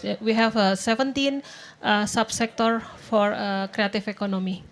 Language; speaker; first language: English; non-native, fluent; Indonesian